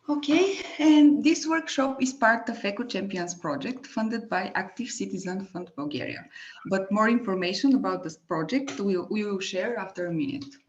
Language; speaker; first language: English; non-native, fluent; Bulgarian